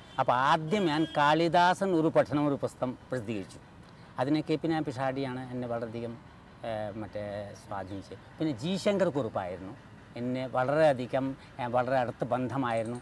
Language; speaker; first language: Malayalam; non-native, local second language; Hindi